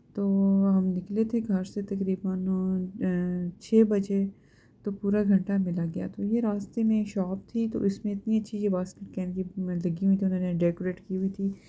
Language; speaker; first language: Urdu; native; Urdu